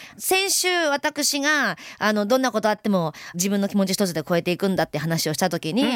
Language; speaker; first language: Japanese; native; Japanese